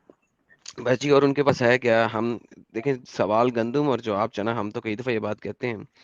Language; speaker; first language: Hindi; native; Hindi